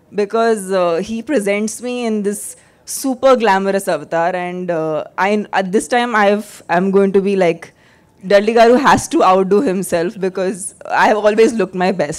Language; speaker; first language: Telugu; non-native, fluent; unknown